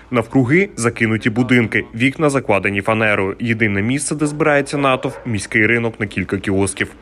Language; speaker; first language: Ukrainian; native; Ukrainian